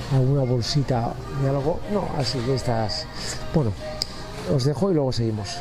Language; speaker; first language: Spanish; native; Spanish